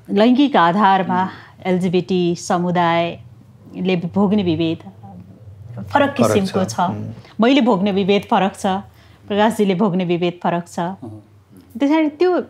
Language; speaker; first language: Nepali; non-native, local second language; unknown